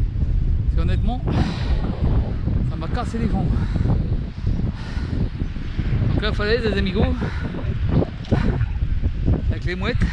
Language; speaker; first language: French; native; French